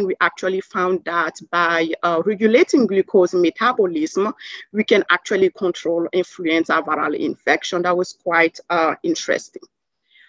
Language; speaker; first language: English; non-native, fluent; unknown